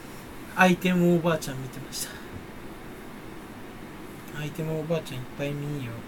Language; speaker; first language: Japanese; native; Japanese